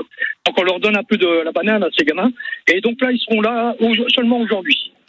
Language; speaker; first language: French; native; French